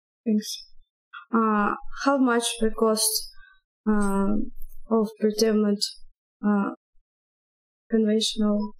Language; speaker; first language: English; non-native, learner; Russian